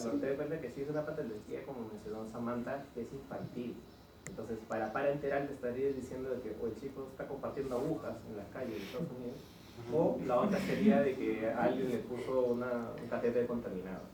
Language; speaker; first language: Spanish; native; Spanish